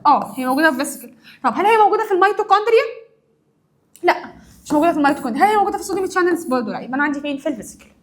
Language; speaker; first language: Arabic; native; Arabic